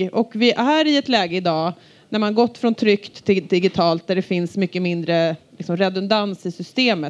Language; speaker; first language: Swedish; native; Swedish